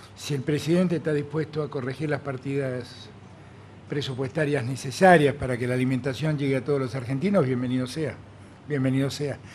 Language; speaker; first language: Spanish; native; Spanish